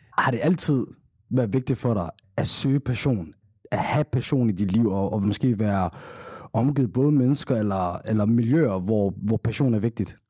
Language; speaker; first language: Danish; early bilingual, other home language; Somali